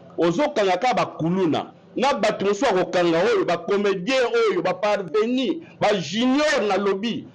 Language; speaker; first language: Lingala; non-native, local second language; Kituba (Democratic Republic of Congo)